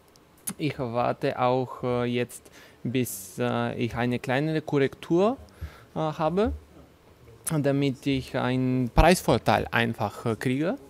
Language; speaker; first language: German; non-native, fluent; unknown